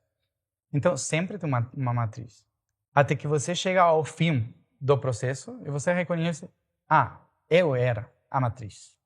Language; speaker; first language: Portuguese; non-native, fluent; Spanish